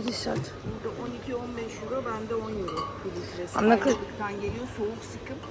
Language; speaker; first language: Turkish; non-native, fluent; Ukrainian